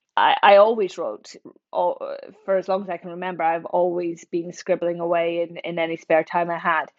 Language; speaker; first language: English; native; English